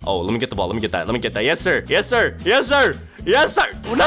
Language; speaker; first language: English; native; English